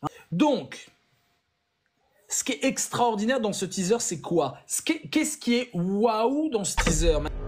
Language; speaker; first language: French; native; French